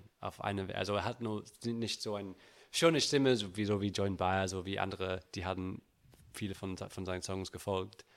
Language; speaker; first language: German; non-native, learner; English